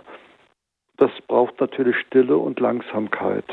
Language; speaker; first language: German; native; German